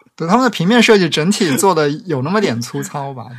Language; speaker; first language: Chinese; native; Chinese